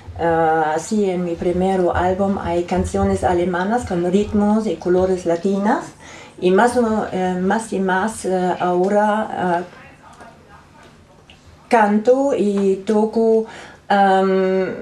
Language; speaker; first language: Spanish; non-native, learner; German